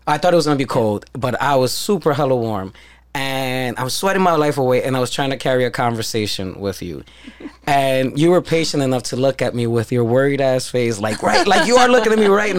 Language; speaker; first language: English; early bilingual, other home language; Spanish